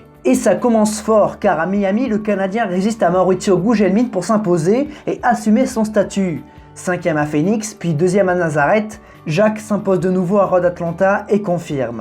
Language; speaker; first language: French; native; French